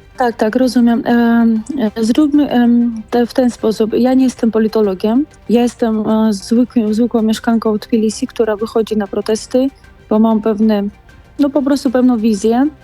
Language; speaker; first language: Polish; non-native, fluent; Georgian